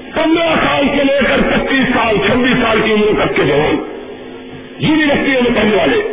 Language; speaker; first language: Urdu; non-native, local second language; Punjabi